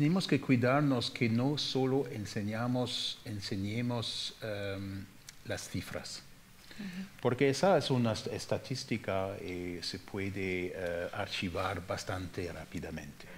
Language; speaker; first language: Spanish; non-native, fluent; German